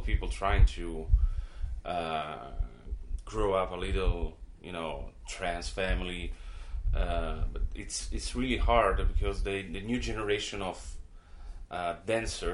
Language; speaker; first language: English; non-native, fluent; Italian